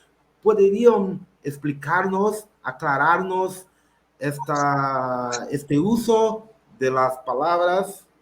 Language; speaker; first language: Spanish; non-native, local second language; Portuguese